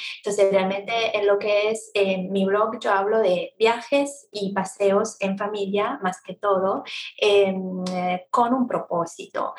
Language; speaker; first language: Spanish; non-native, fluent; Italian